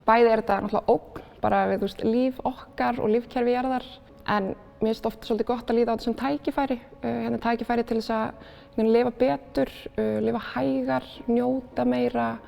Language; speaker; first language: Icelandic; native; Icelandic